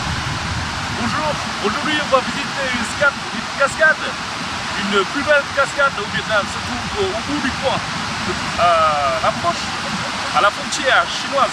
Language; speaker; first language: French; non-native, fluent; Vietnamese